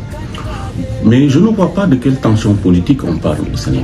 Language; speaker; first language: French; non-native, local second language; Wolof